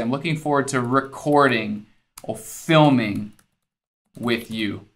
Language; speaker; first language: English; native; English